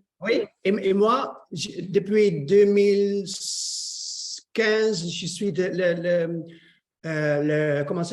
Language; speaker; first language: French; non-native, learner; Dutch